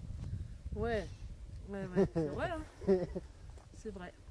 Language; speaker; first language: French; native; French